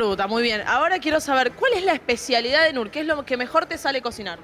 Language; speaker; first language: Spanish; native; Spanish